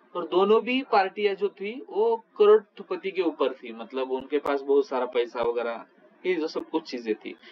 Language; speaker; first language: Hindi; non-native, local second language; Marathi